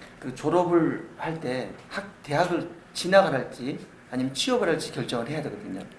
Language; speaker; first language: Korean; native; Korean